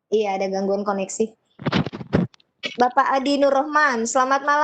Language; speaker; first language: Indonesian; native; Indonesian